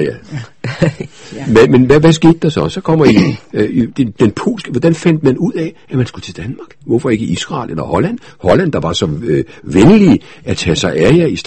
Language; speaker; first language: Danish; native; Danish